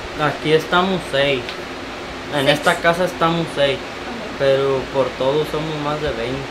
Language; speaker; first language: Spanish; native; Spanish